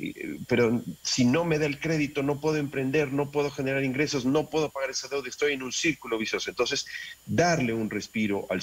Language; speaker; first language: Spanish; native; Spanish